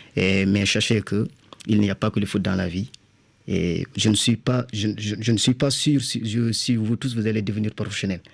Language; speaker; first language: French; non-native, local second language; Wolof